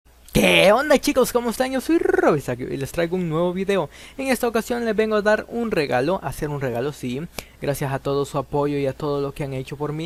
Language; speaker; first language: Spanish; native; Spanish